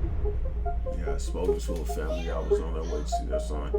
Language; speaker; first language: English; native; English